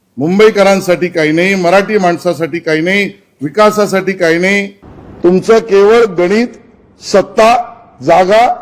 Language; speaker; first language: Marathi; native; Marathi